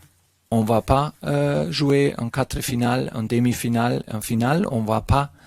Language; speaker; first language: French; non-native, learner; German